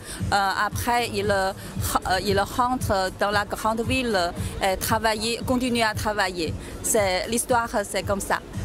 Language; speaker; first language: French; non-native, learner; Chinese